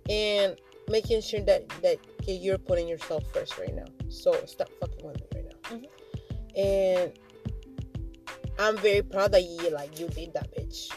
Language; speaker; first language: English; early bilingual, other home language; Spanish